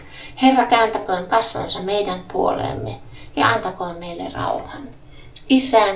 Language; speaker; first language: Finnish; native; Finnish